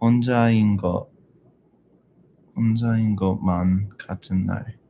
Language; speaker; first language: Korean; non-native, learner; English